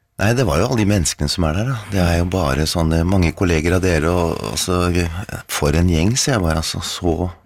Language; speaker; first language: Norwegian; native; Norwegian